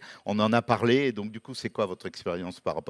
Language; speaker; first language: French; native; French